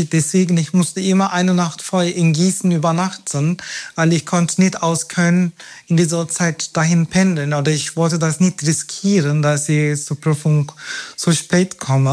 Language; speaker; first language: German; non-native, fluent; Turkish